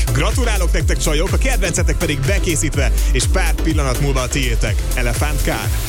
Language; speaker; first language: Hungarian; native; Hungarian